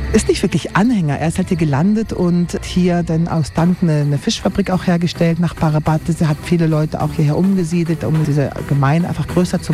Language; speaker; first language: German; native; German